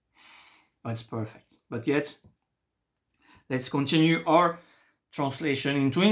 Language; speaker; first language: English; non-native, fluent; French